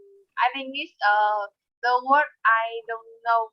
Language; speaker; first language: English; non-native, learner; Vietnamese